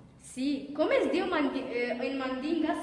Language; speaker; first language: Catalan; non-native, learner; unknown